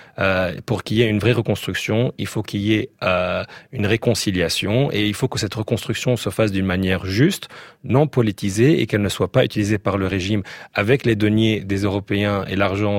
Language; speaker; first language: French; native; French